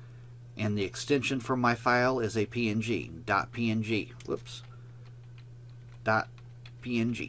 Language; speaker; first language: English; native; English